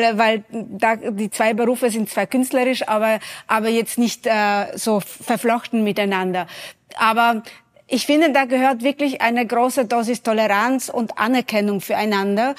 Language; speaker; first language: German; non-native, fluent; Polish